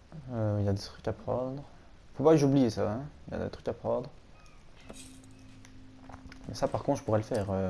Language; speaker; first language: French; native; French